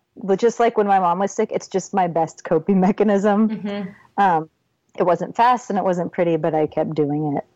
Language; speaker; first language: English; native; English